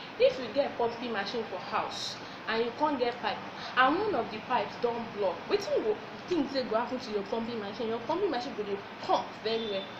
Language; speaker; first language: Nigerian Pidgin; non-native, local second language; Yoruba